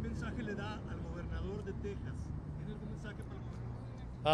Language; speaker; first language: Spanish; non-native, fluent; English